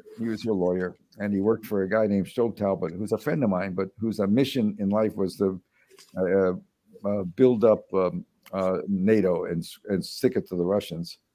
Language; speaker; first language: English; native; English